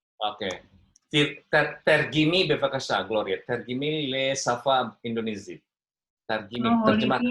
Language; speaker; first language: Hebrew; non-native, fluent; Indonesian